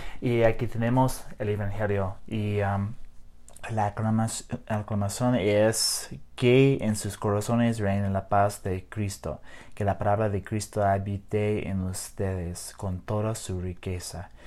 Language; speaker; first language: Spanish; non-native, learner; English